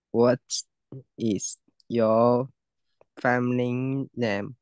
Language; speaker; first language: English; non-native, learner; Chinese